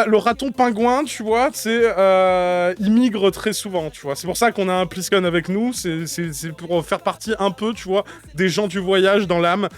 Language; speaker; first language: French; native; French